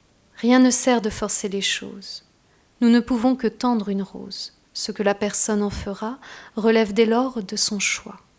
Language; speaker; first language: French; native; French